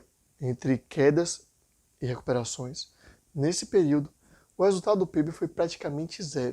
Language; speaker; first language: Portuguese; native; Portuguese